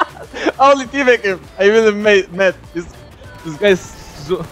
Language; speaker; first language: English; non-native, learner; Turkish